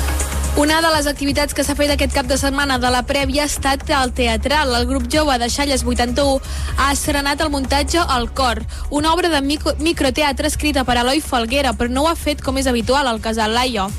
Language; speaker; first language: Catalan; native; Catalan